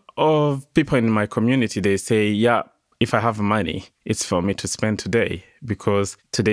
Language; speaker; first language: English; non-native, local second language; Kinyarwanda